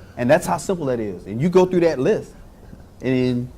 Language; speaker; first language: English; native; English